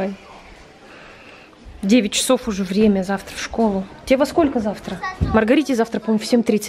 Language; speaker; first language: Russian; native; Russian